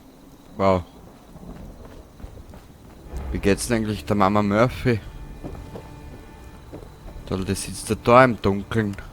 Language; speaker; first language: German; native; German